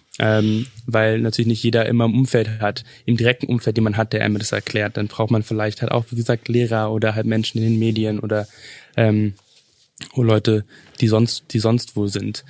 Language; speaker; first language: German; early bilingual, other home language; English